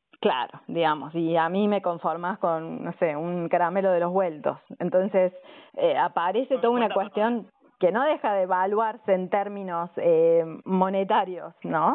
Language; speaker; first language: Spanish; native; Spanish